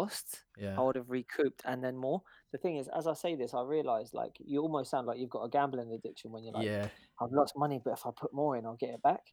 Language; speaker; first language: English; native; English